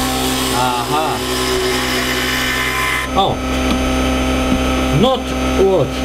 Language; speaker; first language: English; non-native, learner; Russian